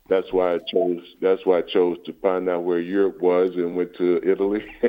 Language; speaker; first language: English; native; English